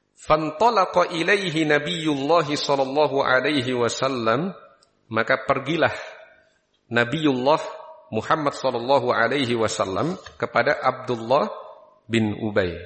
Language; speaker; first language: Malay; non-native, local second language; Javanese